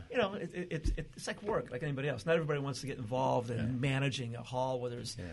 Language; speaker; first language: English; early bilingual, other home language; Portuguese